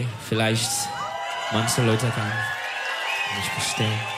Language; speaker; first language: German; non-native, learner; Turkish